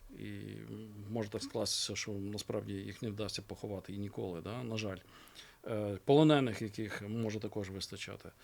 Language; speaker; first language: Ukrainian; native; Ukrainian